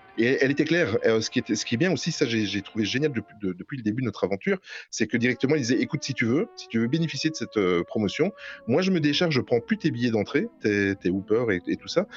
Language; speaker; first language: French; native; French